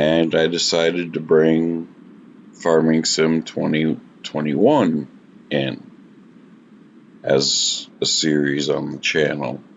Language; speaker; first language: English; native; English